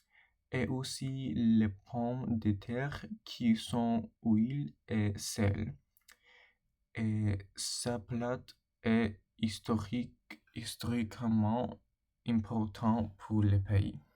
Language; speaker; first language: French; non-native, learner; English